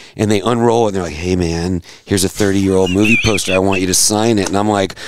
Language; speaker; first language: English; native; English